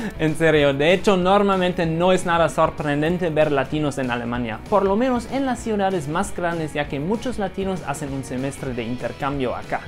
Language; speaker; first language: Spanish; non-native, fluent; German